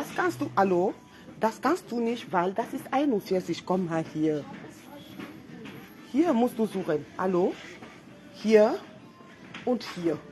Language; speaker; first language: German; non-native, fluent; French